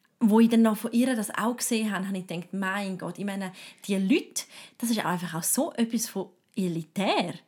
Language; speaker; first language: German; native; German